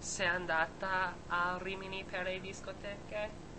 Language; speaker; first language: Italian; non-native, learner; English